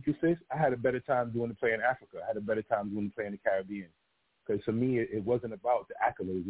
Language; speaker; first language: English; non-native, local second language; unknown